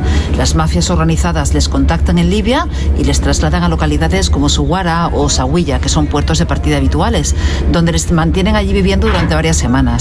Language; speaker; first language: Spanish; native; Spanish